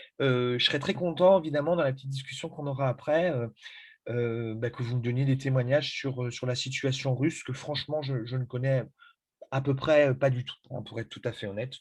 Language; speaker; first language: French; native; French